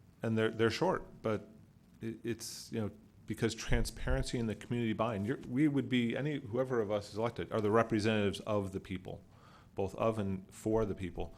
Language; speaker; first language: English; native; English